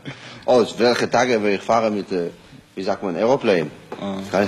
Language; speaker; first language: German; non-native, learner; Hebrew